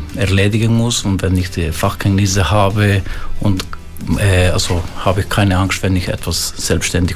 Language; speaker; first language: German; non-native, fluent; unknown